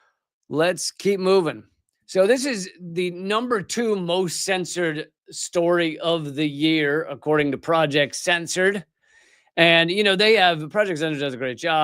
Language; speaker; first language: English; native; English